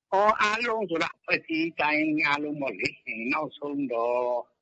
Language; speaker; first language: Burmese; non-native, local second language; Shan